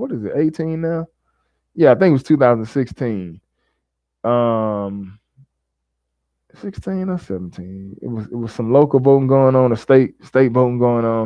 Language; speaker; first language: English; native; English